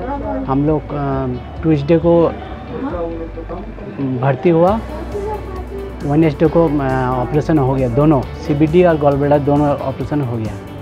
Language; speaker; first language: Hindi; non-native, local second language; Bangla